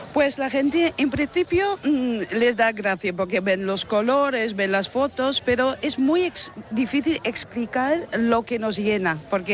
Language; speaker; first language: Spanish; non-native, fluent; Dutch